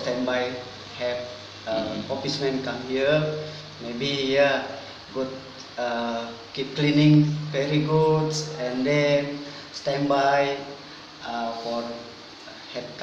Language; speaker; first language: English; non-native, learner; Indonesian